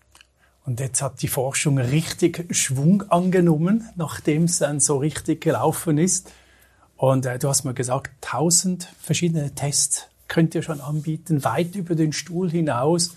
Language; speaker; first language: German; native; German